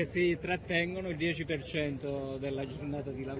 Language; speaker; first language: Italian; native; Italian